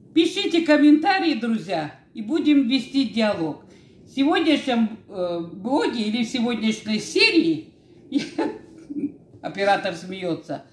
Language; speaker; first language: Russian; non-native, local second language; Georgian